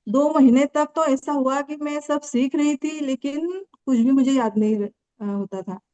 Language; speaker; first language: Hindi; non-native, local second language; Marathi